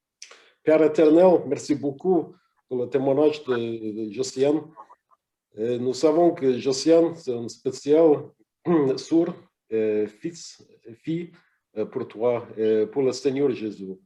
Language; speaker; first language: French; non-native, learner; English